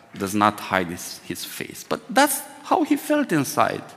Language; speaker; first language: English; non-native, fluent; Romanian